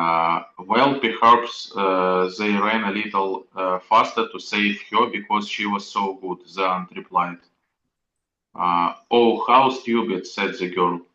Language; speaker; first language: English; non-native, learner; Russian